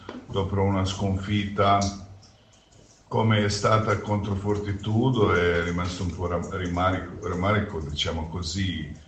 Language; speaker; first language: Italian; non-native, fluent; Croatian